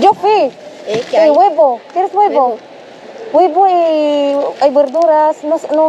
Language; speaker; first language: Spanish; non-native, fluent; Filipino